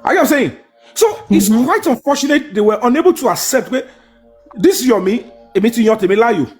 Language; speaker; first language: English; non-native, local second language; Yoruba